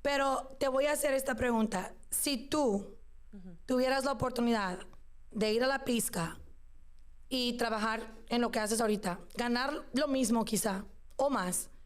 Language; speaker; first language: Spanish; early bilingual, other home language; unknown